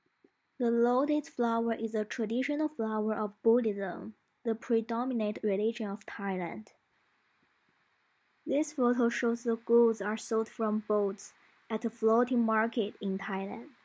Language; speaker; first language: English; non-native, learner; Malay